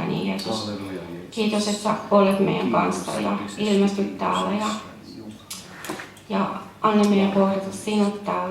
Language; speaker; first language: Finnish; native; Finnish